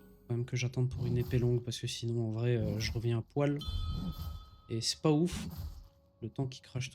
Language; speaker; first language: French; native; French